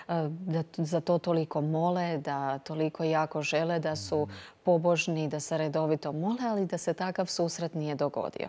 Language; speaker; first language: Croatian; native; Croatian